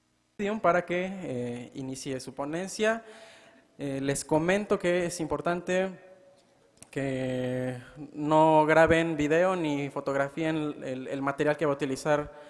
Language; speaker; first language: Spanish; native; Spanish